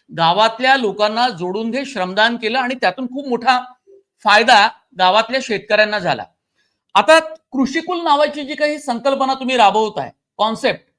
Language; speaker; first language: Marathi; native; Marathi